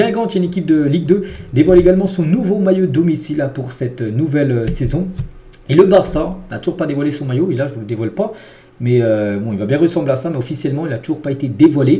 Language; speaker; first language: French; native; French